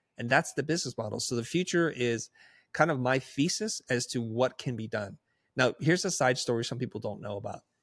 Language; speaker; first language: English; early bilingual, other home language; Vietnamese